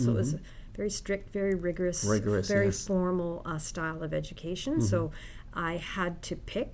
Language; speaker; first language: English; native; English